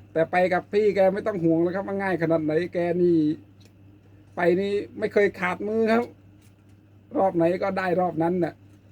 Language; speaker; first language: Thai; non-native, local second language; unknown